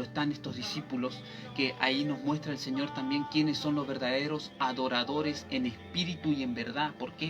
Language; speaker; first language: Spanish; native; Spanish